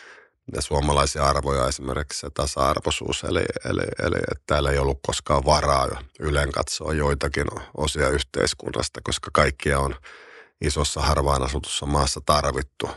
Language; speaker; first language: Finnish; native; Finnish